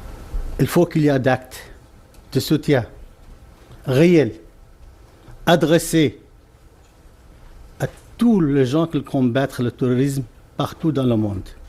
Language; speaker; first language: French; non-native, fluent; Arabic